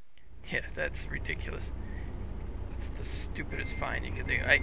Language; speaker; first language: English; native; English